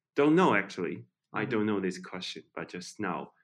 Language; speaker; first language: English; non-native, fluent; Chinese